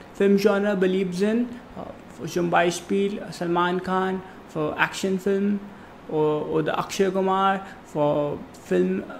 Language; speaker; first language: German; non-native, fluent; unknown